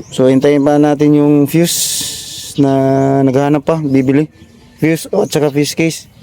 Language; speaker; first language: Filipino; non-native, local second language; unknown